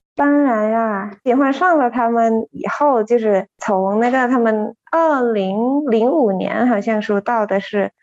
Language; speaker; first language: Chinese; non-native, fluent; Thai